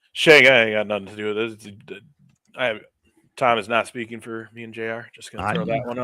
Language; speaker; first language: English; native; English